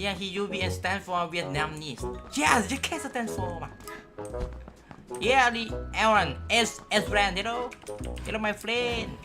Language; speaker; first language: English; non-native, learner; Thai